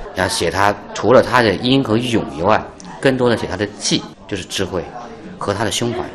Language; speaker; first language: Chinese; native; Chinese